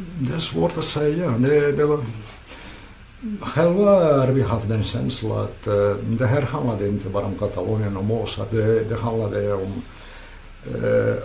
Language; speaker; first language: Swedish; non-native, fluent; Catalan